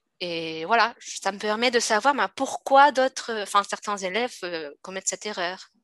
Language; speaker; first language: French; native; French